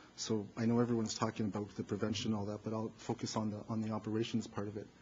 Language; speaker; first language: English; native; English